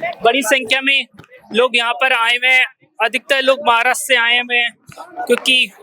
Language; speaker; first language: Hindi; native; Hindi